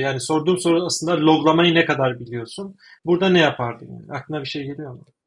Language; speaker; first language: Turkish; native; Turkish